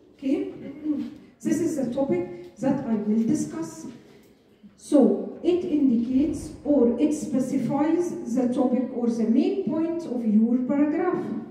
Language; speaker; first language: English; non-native, fluent; Arabic